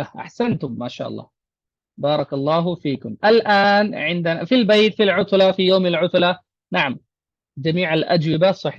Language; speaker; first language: Arabic; non-native, fluent; Urdu